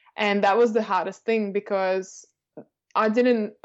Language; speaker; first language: English; early bilingual, other home language; Russian